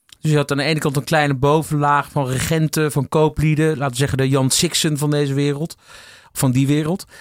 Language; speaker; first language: Dutch; native; Dutch